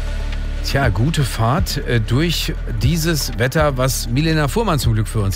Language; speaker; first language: German; native; German